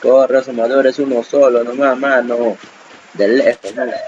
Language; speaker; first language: Spanish; native; Spanish